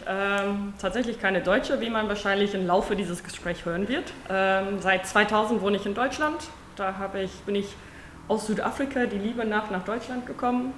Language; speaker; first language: German; non-native, fluent; Afrikaans